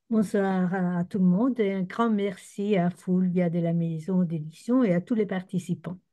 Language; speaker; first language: French; non-native, fluent; Italian